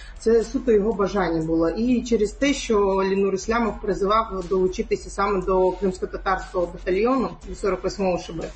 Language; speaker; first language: Ukrainian; non-native, local second language; Crimean Tatar